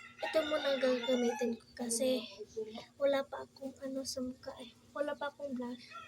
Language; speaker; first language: Filipino; non-native, local second language; Cebuano